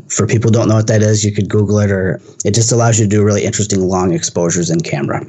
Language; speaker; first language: English; native; English